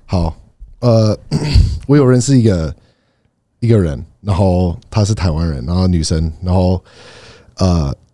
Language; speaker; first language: Chinese; non-native, fluent; English